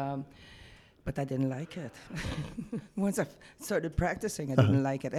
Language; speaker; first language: English; non-native, fluent; French